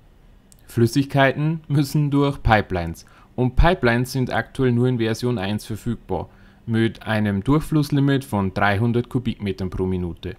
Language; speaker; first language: German; native; German